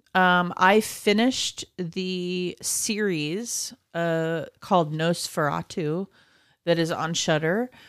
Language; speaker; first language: English; native; English